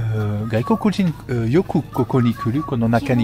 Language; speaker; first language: Japanese; non-native, learner; French